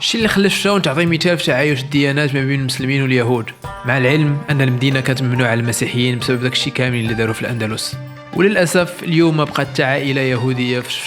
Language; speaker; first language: Arabic; native; Arabic